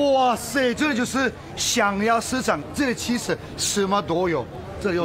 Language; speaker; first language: Chinese; non-native, fluent; Turkish